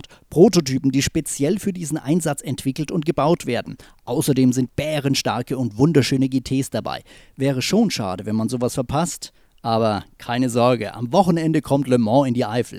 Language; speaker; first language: German; native; German